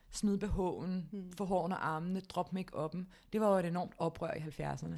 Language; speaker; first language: Danish; native; Danish